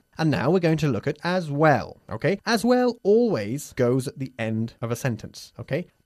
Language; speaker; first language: English; native; English